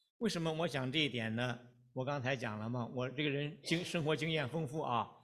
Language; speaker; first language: Chinese; native; Chinese